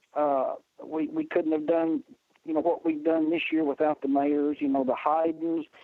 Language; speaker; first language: English; native; English